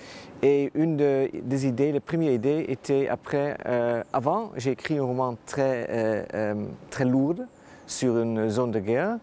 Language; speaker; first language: French; non-native, fluent; Dutch